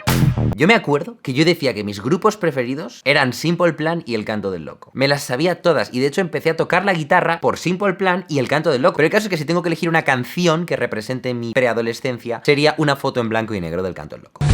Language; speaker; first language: Spanish; native; Spanish